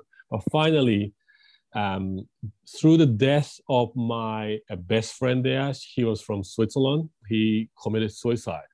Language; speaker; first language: English; non-native, fluent; Japanese